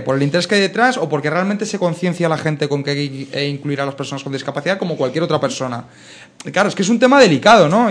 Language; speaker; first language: Spanish; native; Spanish